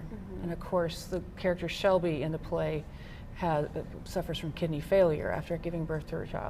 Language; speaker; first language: English; native; English